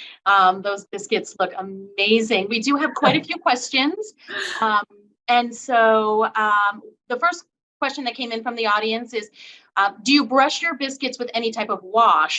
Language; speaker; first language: English; native; English